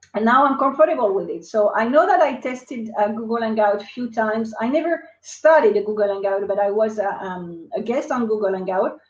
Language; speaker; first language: English; non-native, fluent; French